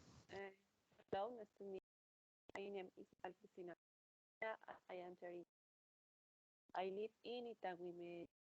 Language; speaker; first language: English; non-native, learner; Spanish